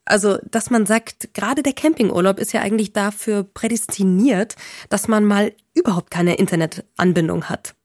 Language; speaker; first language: German; native; German